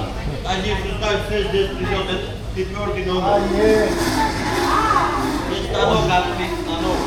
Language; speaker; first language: Russian; non-native, learner; Georgian